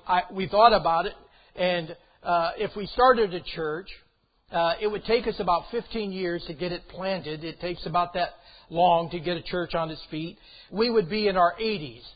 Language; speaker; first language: English; native; English